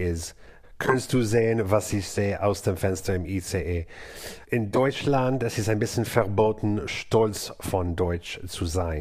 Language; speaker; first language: German; non-native, learner; English